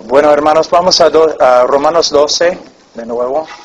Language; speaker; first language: Spanish; non-native, fluent; English